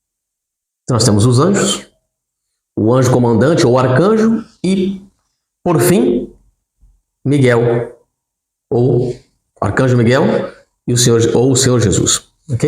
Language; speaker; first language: Portuguese; native; Portuguese